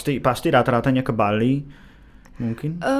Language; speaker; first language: Indonesian; non-native, fluent; Czech